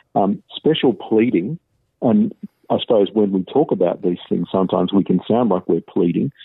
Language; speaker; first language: English; native; English